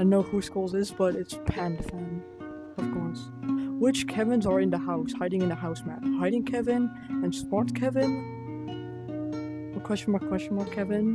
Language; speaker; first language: English; non-native, fluent; Dutch